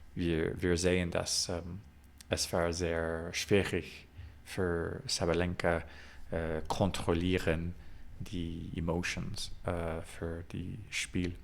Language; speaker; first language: German; non-native, learner; English